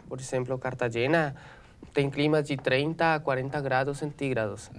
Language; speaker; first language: Portuguese; non-native, learner; Spanish